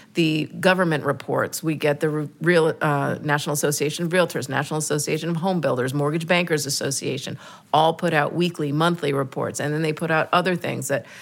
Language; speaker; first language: English; native; English